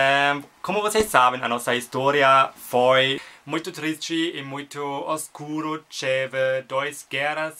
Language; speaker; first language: Portuguese; non-native, fluent; German